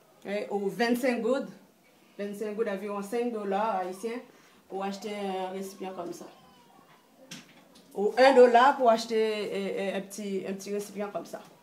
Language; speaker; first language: French; non-native, local second language; Haitian Creole